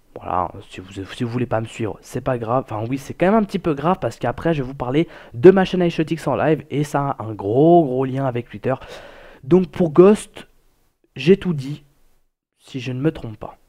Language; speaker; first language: French; native; French